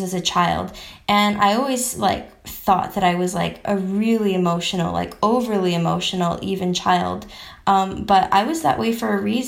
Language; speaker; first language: English; native; English